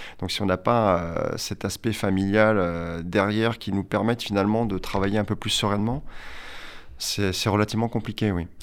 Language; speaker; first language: French; native; French